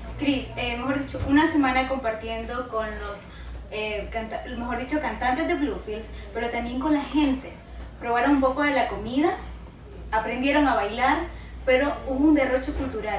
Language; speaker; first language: Spanish; native; Spanish